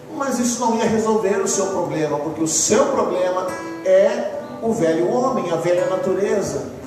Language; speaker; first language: Portuguese; native; Portuguese